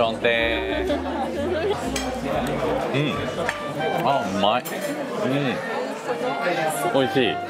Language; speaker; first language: Japanese; native; Japanese